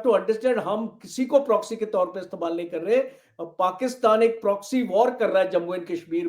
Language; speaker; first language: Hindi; native; Hindi